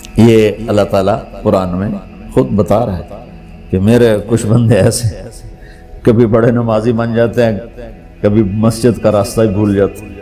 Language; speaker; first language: Urdu; non-native, local second language; Punjabi